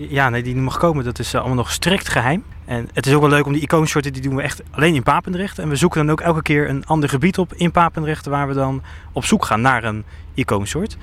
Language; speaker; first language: Dutch; native; Dutch